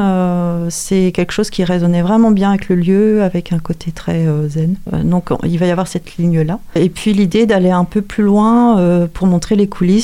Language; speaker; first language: French; native; French